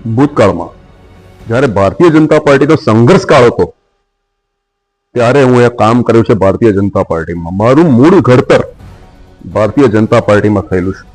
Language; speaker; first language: Gujarati; native; Gujarati